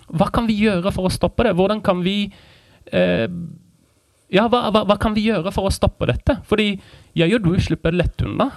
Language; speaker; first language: Norwegian; non-native, fluent; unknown